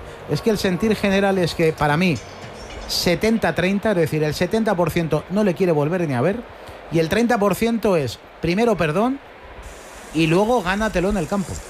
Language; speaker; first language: Spanish; native; Spanish